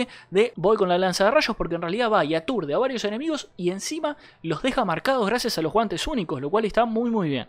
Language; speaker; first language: Spanish; native; Spanish